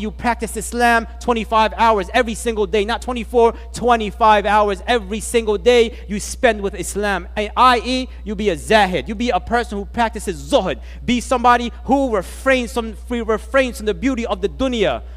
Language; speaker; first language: English; native; English